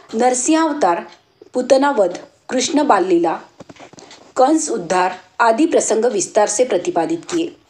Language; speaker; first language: Hindi; non-native, local second language; Marathi